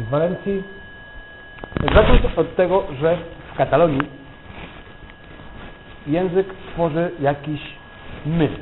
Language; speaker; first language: Polish; non-native, fluent; Catalan